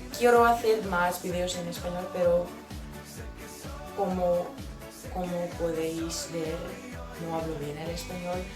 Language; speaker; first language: Spanish; non-native, learner; English